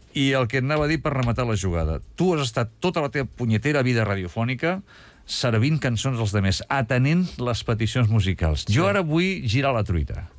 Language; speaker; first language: Catalan; native; Catalan